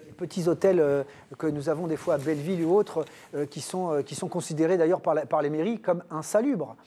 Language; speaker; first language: French; native; French